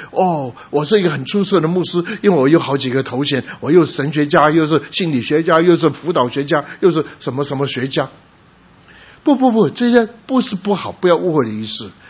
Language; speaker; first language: Chinese; non-native, local second language; Cantonese